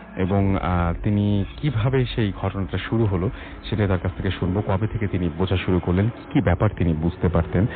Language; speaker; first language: Bangla; native; Bangla